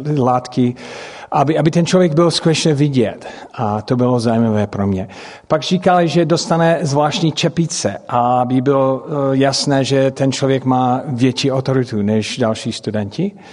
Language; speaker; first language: Czech; non-native, fluent; English